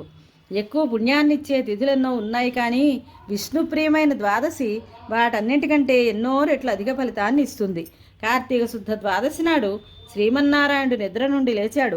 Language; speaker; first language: Telugu; native; Telugu